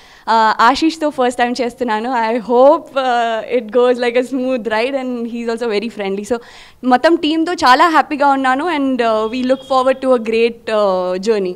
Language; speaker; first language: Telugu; non-native, fluent; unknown